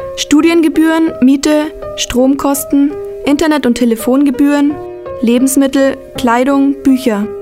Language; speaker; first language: German; native; German